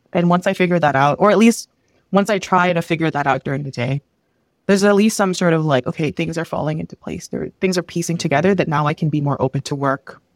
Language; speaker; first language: English; early bilingual, other home language; Filipino